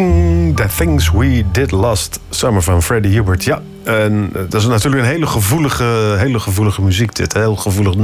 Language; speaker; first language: Dutch; native; Dutch